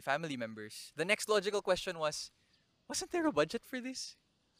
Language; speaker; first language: English; non-native, local second language; Bikol